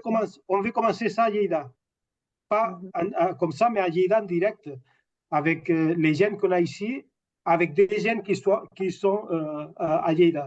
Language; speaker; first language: French; non-native, fluent; Catalan